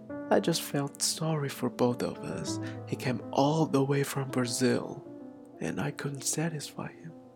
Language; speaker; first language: English; non-native, fluent; Chinese